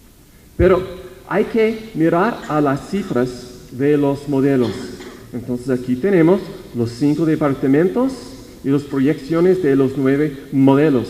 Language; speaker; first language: Spanish; non-native, fluent; English